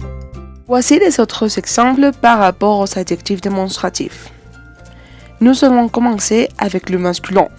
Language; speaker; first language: French; non-native, fluent; Spanish